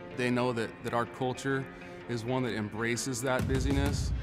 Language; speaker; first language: English; native; English